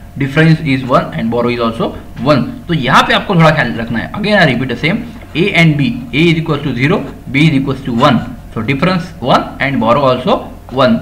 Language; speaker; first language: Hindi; non-native, local second language; Marathi